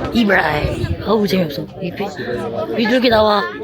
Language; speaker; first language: Korean; native; Korean